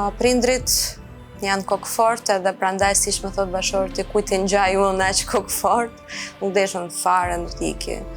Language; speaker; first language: Albanian; non-native, fluent; Ukrainian